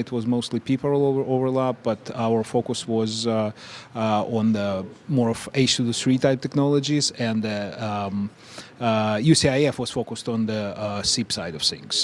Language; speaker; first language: English; non-native, fluent; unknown